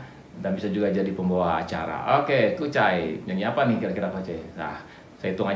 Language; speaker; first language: Indonesian; native; Indonesian